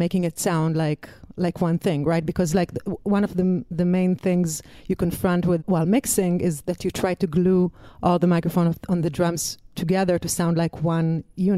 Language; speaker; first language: English; non-native, fluent; Hebrew